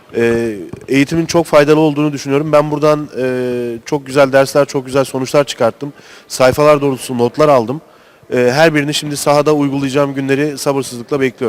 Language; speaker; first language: Turkish; native; Turkish